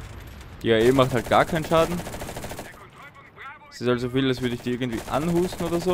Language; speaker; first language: German; native; German